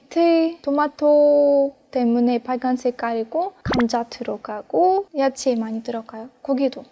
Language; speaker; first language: Korean; non-native, fluent; Russian